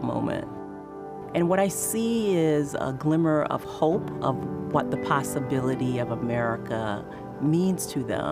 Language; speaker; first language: English; early bilingual, other home language; Haitian Creole